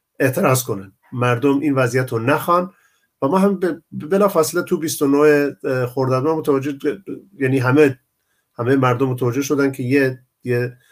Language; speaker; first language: Persian; non-native, local second language; Central Kurdish